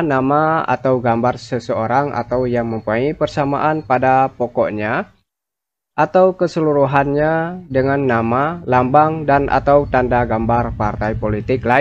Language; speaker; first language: Indonesian; native; Indonesian